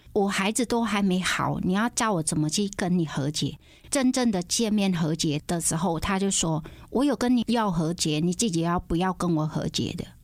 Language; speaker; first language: Chinese; non-native, fluent; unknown